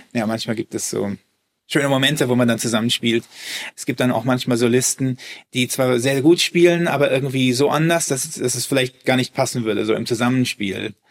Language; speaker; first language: German; early bilingual, heritage; German